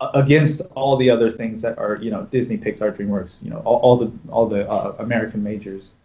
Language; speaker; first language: English; native; English